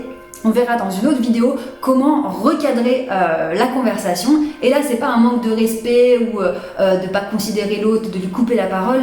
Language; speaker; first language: French; native; French